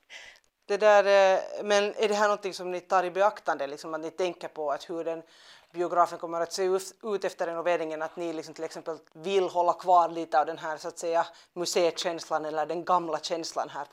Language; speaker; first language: Swedish; native; Swedish